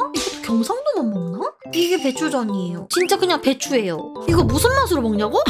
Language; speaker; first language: Korean; native; Korean